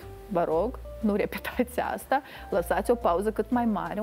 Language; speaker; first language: Romanian; native; Romanian